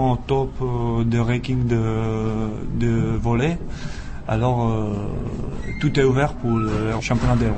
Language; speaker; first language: French; non-native, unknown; Czech